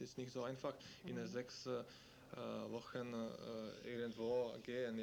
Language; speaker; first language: German; non-native, learner; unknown